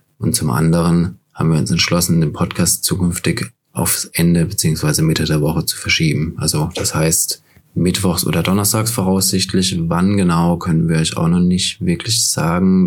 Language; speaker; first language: German; native; German